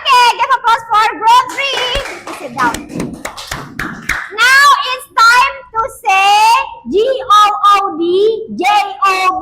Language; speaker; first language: English; non-native, fluent; Indonesian